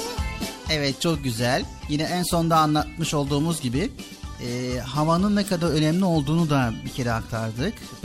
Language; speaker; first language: Turkish; native; Turkish